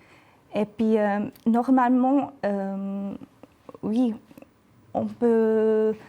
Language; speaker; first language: French; non-native, local second language; German